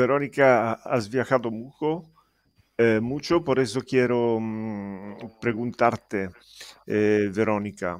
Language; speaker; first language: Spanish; non-native, learner; Italian